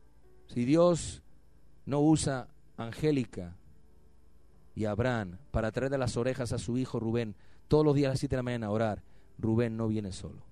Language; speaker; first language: Spanish; native; Spanish